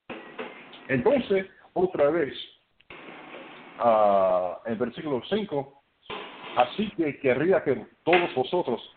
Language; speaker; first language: Spanish; non-native, fluent; English